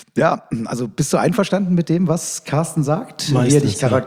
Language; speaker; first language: German; native; German